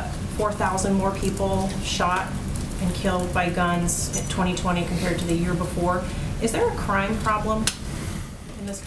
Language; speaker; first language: English; native; English